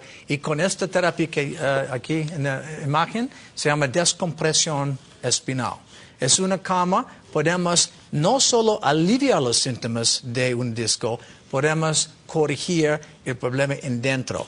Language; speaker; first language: Spanish; non-native, learner; English